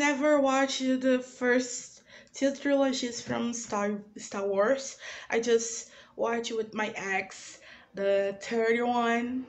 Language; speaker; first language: English; non-native, learner; Portuguese